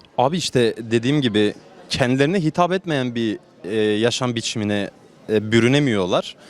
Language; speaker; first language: Turkish; native; Turkish